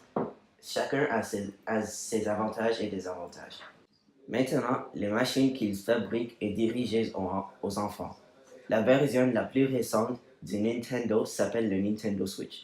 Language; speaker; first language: French; non-native, learner; English